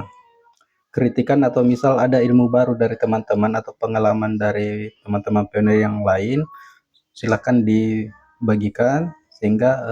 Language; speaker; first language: Indonesian; native; Indonesian